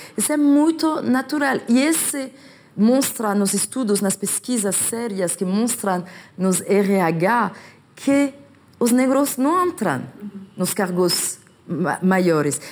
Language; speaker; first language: Portuguese; non-native, fluent; French